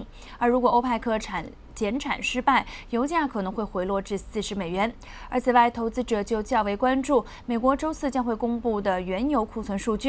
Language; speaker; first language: Chinese; non-native, local second language; Cantonese